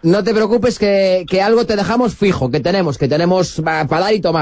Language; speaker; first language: Spanish; native; Spanish